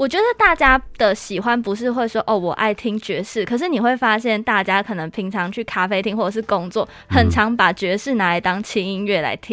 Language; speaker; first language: Chinese; native; Chinese